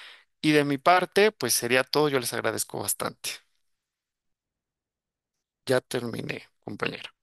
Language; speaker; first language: Spanish; native; Spanish